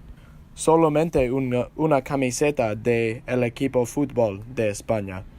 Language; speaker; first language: Spanish; non-native, learner; English